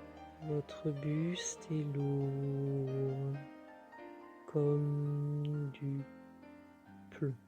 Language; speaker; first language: French; native; French